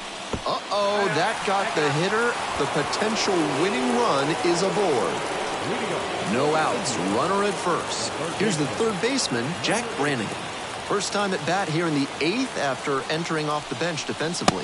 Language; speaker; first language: English; native; English